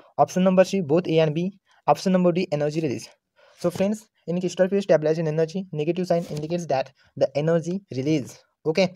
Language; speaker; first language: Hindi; non-native, local second language; Marathi